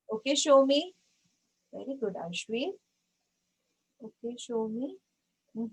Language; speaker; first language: English; non-native, local second language; Hindi